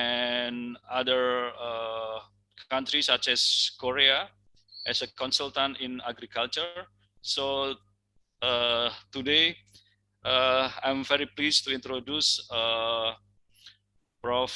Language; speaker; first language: English; non-native, fluent; Indonesian